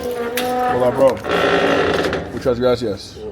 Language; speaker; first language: Spanish; non-native, learner; English